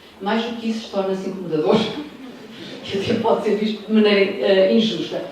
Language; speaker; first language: Portuguese; native; Portuguese